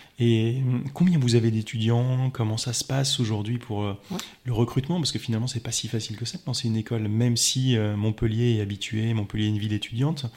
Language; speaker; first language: French; native; French